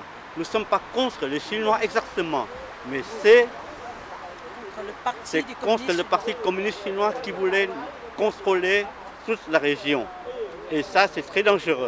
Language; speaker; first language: French; non-native, fluent; Vietnamese